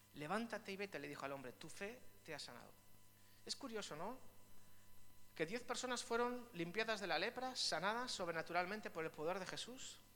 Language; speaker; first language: Spanish; native; Spanish